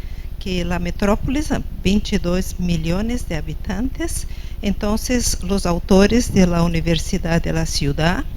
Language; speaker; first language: Spanish; non-native, fluent; Portuguese